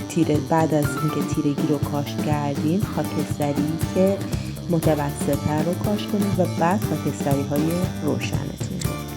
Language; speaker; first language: Persian; native; Persian